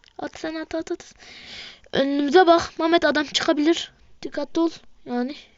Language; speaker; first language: Turkish; native; Turkish